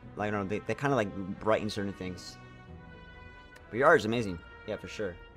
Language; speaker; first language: English; native; English